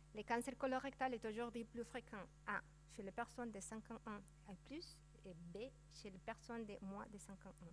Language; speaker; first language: French; non-native, fluent; Spanish